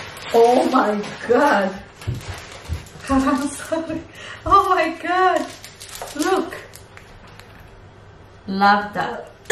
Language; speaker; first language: English; non-native, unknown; Indonesian